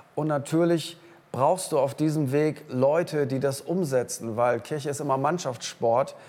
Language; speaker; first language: German; native; German